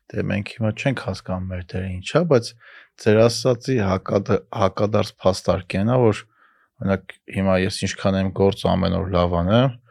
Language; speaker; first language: Armenian; native; Armenian